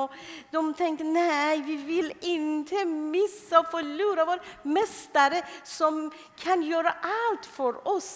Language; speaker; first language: Swedish; non-native, fluent; Persian